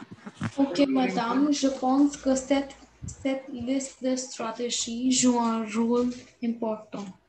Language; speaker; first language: French; non-native, learner; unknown